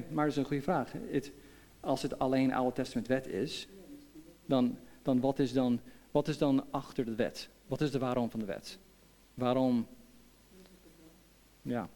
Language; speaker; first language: Dutch; non-native, fluent; English